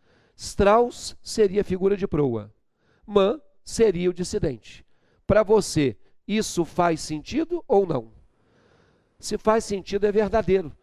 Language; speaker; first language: Portuguese; native; Portuguese